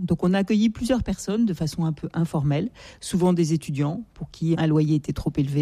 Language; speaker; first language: French; native; French